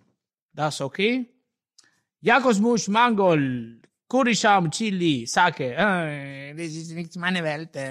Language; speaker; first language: German; non-native, learner; Italian